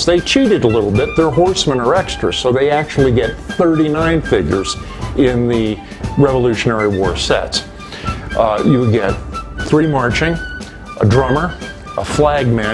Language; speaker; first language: English; native; English